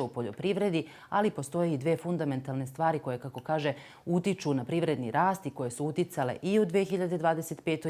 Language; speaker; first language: Serbian; native; Serbian